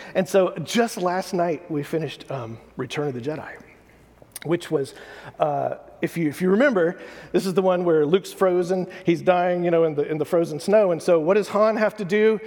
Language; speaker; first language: English; native; English